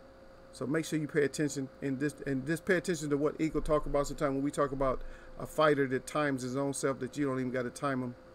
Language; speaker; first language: English; native; English